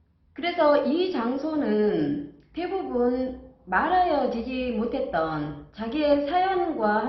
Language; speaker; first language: Korean; native; Korean